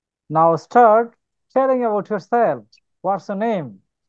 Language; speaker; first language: English; non-native, local second language; Bangla